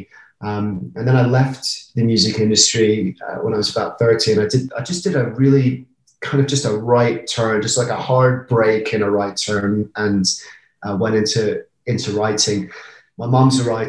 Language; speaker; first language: English; native; English